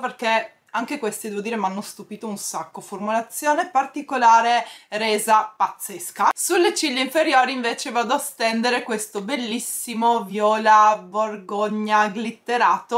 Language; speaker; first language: Italian; native; Italian